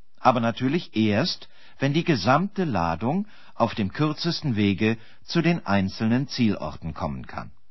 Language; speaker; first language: German; native; German